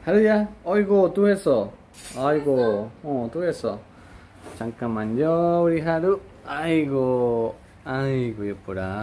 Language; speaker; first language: Korean; non-native, learner; Spanish